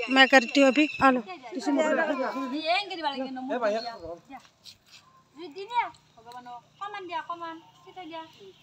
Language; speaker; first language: Hindi; non-native, local second language; Assamese